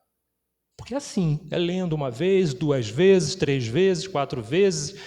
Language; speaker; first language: Portuguese; native; Portuguese